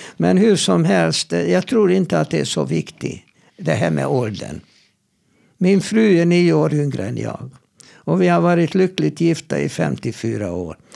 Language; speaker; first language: Swedish; non-native, fluent; Hungarian